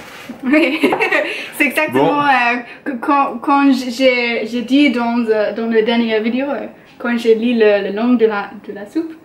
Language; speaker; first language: French; non-native, learner; English